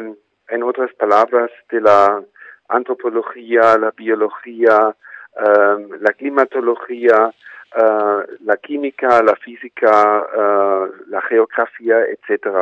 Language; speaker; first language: Spanish; non-native, fluent; German